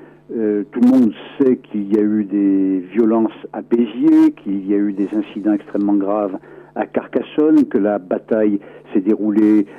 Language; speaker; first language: French; native; French